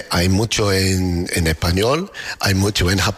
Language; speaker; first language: Spanish; non-native, learner; English